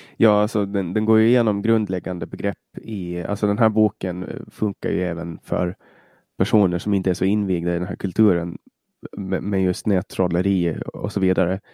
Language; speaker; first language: Swedish; native; Swedish